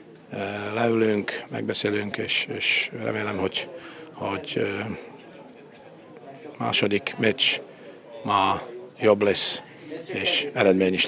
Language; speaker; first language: Hungarian; non-native, fluent; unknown